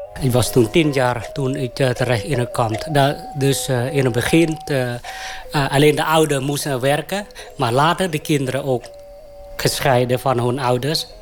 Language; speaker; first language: Dutch; non-native, fluent; Khmer